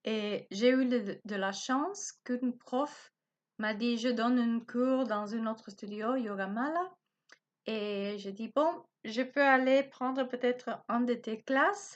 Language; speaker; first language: French; non-native, learner; Spanish